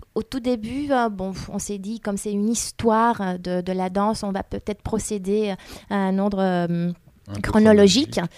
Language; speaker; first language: French; non-native, fluent; Romanian